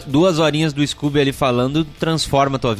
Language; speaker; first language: Portuguese; native; Portuguese